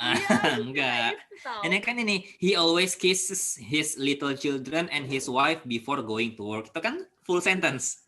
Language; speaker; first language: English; non-native, fluent; Indonesian